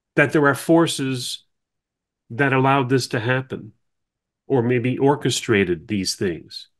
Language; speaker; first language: English; native; English